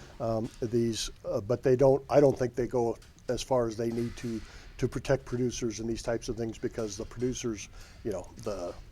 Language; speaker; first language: English; native; English